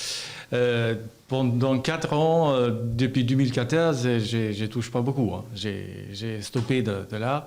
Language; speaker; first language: French; non-native, learner; Albanian